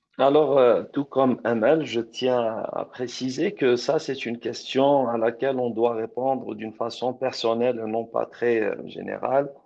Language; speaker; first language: French; non-native, local second language; Arabic